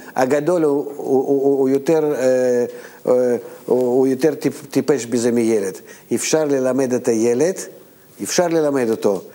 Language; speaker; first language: Hebrew; non-native, fluent; Russian